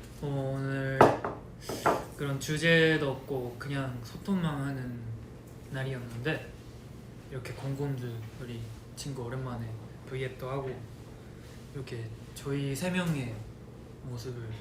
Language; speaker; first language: Korean; non-native, fluent; Japanese